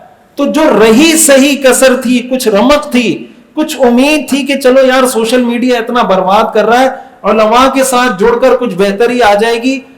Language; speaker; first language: Urdu; native; Urdu